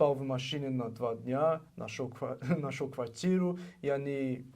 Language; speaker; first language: Russian; non-native, learner; English